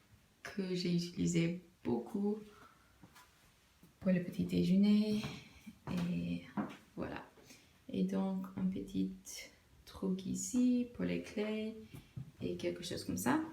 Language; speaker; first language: French; non-native, learner; English